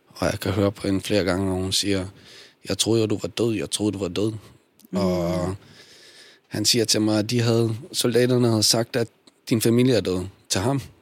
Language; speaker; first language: Danish; early bilingual, other home language; Bosnian